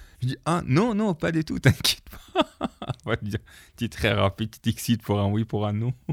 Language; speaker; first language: French; non-native, fluent; Arabic